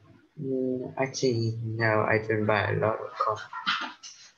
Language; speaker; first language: English; non-native, learner; Vietnamese